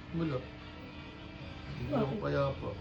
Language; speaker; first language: Filipino; native; Filipino